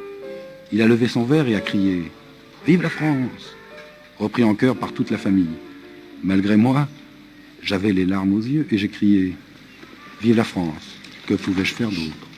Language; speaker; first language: French; native; French